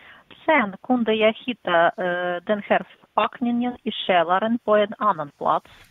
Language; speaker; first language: Swedish; non-native, fluent; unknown